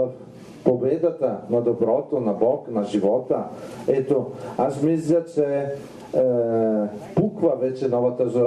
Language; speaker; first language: Bulgarian; non-native, fluent; Italian